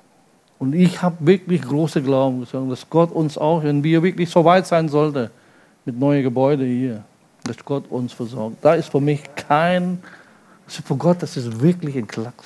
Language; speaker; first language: German; non-native, fluent; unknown